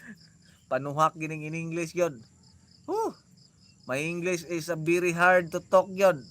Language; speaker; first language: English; non-native, learner; Cebuano